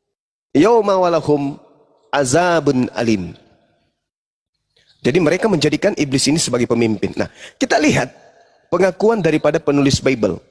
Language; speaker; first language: Indonesian; native; Indonesian